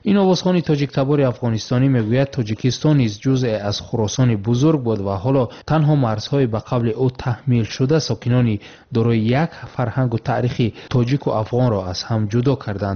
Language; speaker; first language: Tajik; native; Tajik